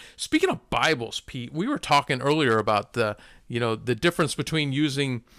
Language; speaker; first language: English; native; English